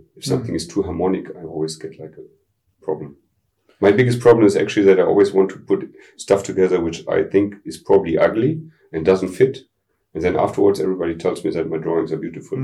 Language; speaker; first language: English; non-native, fluent; German